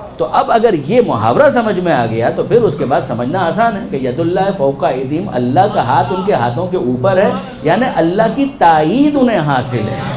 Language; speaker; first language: Urdu; non-native, local second language; Gujarati